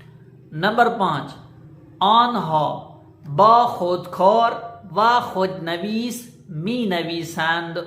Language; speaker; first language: Persian; non-native, fluent; Urdu